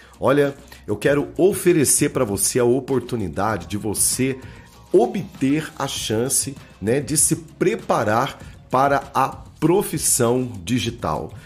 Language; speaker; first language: Portuguese; native; Portuguese